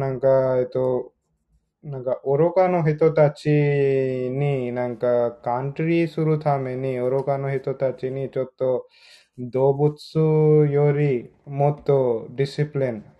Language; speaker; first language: Japanese; non-native, learner; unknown